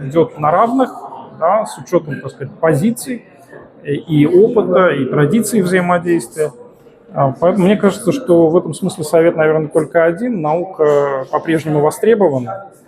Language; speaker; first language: Russian; native; Russian